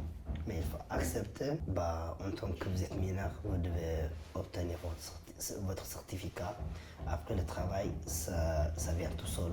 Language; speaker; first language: French; non-native, fluent; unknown